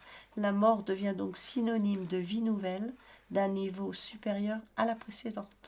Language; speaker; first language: French; native; French